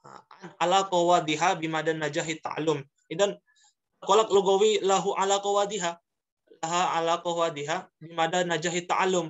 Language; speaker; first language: Arabic; non-native, learner; Indonesian